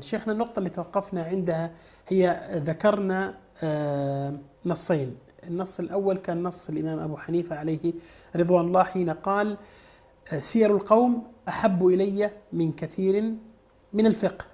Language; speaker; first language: Arabic; native; Arabic